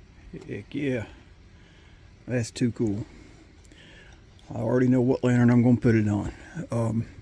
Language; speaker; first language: English; native; English